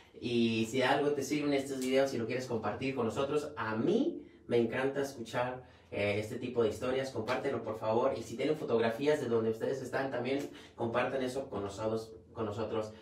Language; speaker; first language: Spanish; native; Spanish